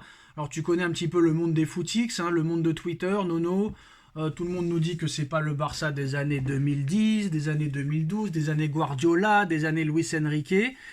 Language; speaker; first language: French; native; French